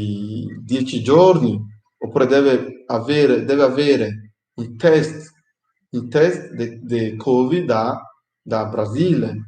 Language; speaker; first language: Italian; non-native, fluent; English